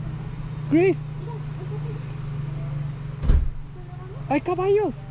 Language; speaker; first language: Spanish; early bilingual, heritage; Spanish